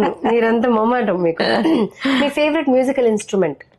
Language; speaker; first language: Telugu; native; Telugu